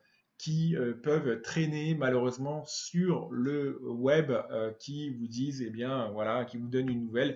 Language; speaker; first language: French; native; French